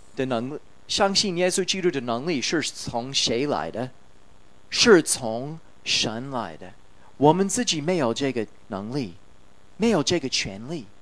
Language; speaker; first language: Chinese; non-native, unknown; English